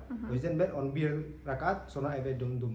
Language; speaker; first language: Turkish; non-native, learner; Indonesian